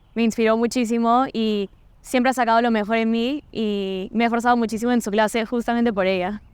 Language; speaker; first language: Spanish; non-native, fluent; Portuguese